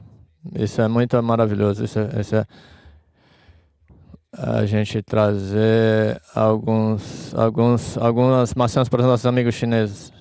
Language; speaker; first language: Portuguese; non-native, fluent; English